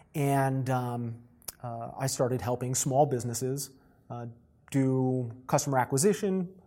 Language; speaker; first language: English; native; English